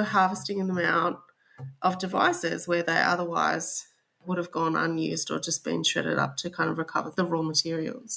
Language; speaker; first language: English; native; English